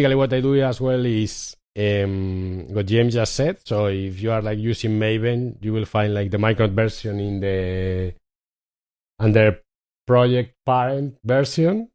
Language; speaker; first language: English; non-native, fluent; Spanish